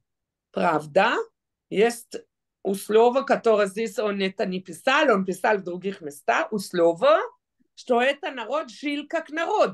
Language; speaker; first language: Russian; non-native, fluent; Hebrew